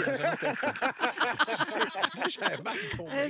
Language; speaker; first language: French; native; French